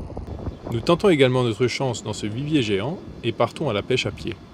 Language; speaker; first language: French; native; French